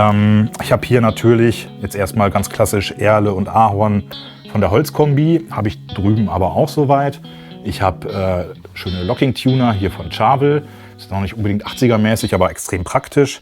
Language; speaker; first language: German; native; German